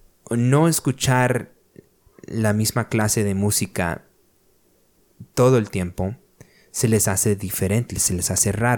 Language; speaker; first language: Spanish; early bilingual, other home language; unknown